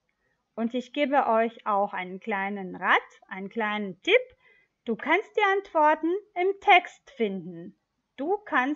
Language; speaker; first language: German; non-native, fluent; Macedonian